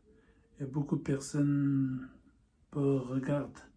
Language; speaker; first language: French; non-native, learner; Tibetan